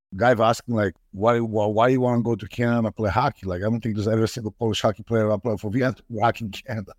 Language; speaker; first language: English; non-native, fluent; Polish